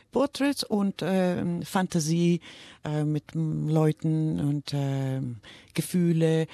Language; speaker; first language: German; early bilingual, heritage; German